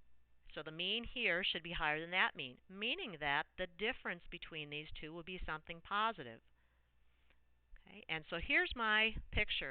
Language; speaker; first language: English; native; English